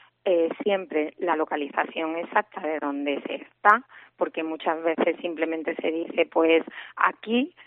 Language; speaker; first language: Spanish; native; Spanish